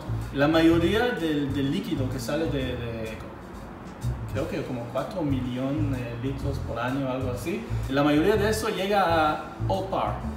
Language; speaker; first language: Spanish; non-native, fluent; Hebrew